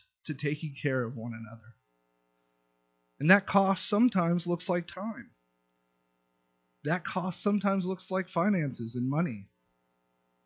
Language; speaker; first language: English; native; English